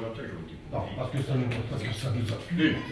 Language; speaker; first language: French; non-native, learner; Russian